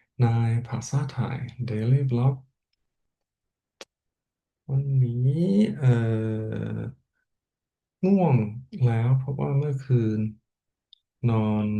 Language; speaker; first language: Thai; non-native, learner; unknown